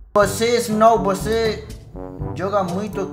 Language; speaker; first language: Portuguese; non-native, learner; Spanish